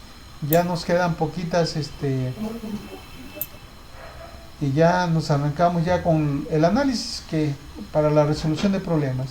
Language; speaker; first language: Spanish; native; Spanish